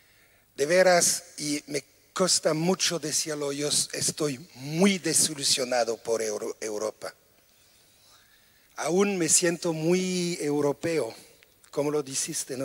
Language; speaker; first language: Spanish; non-native, fluent; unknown